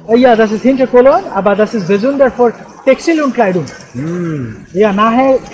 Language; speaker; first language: German; non-native, learner; Bangla